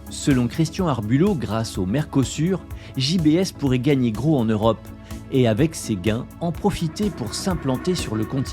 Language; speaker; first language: French; native; French